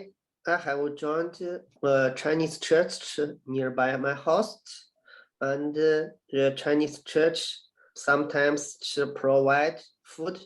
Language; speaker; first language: English; non-native, learner; Chinese